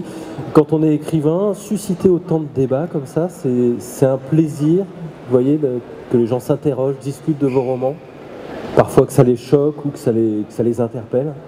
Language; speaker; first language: French; native; French